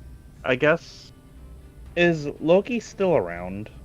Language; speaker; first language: English; native; English